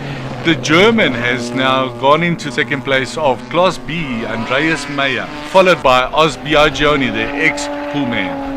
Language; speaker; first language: English; native; English